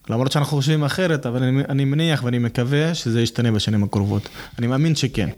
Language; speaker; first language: Hebrew; non-native, local second language; Arabic